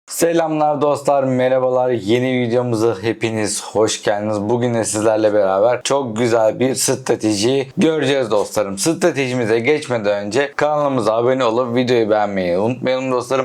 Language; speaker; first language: Turkish; native; Turkish